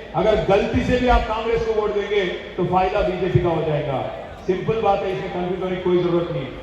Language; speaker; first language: Hindi; non-native, local second language; Telugu